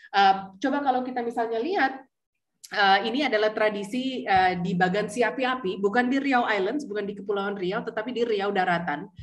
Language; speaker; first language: Indonesian; early bilingual, heritage; Indonesian